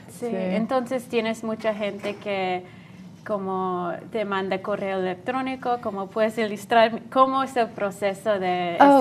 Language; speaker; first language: Spanish; non-native, learner; English